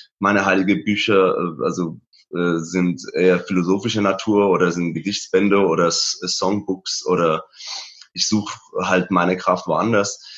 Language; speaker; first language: German; early bilingual, other home language; Persian